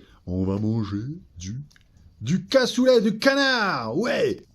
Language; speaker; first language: French; native; French